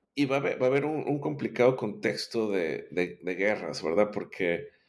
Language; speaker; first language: Spanish; native; Spanish